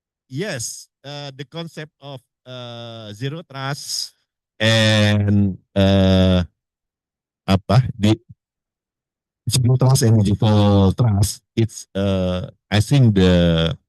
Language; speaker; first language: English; non-native, learner; Indonesian